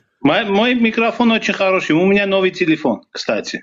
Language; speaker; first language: Russian; non-native, fluent; Armenian